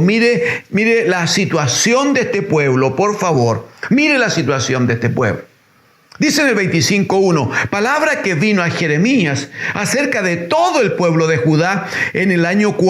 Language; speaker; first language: Spanish; native; Spanish